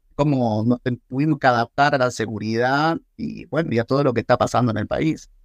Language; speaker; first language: Spanish; native; Spanish